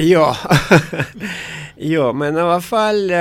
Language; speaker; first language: Swedish; non-native, fluent; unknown